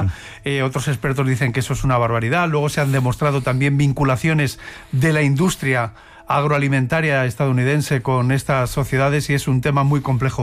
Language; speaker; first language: Spanish; native; Spanish